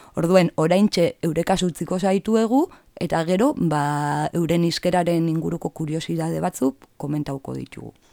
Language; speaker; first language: Basque; native; Basque